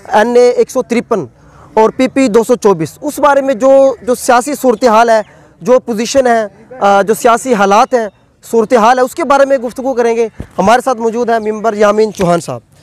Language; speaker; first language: Urdu; non-native, local second language; Saraiki